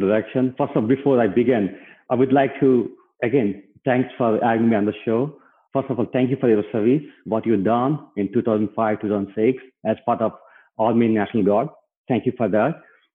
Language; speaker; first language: English; non-native, local second language; Telugu